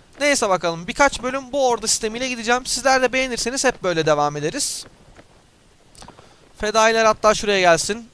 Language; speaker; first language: Turkish; native; Turkish